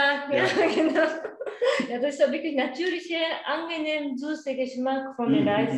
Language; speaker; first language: German; non-native, learner; Japanese